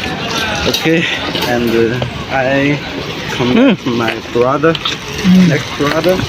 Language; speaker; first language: English; non-native, learner; Chinese